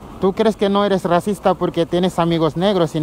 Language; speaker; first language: Spanish; non-native, fluent; Wolof